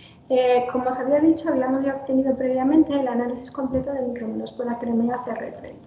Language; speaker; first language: Spanish; native; Spanish